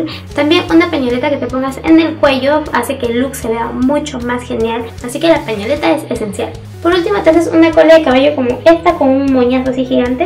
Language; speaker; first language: Spanish; native; Spanish